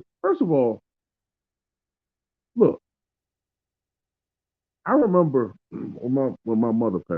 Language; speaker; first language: English; native; English